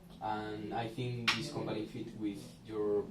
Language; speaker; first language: English; non-native, learner; Spanish